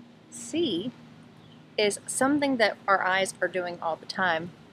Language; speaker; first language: English; native; English